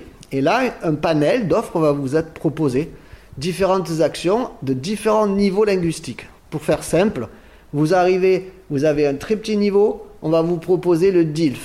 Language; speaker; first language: French; native; French